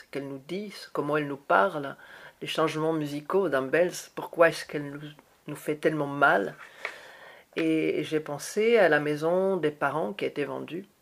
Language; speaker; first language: French; non-native, fluent; Spanish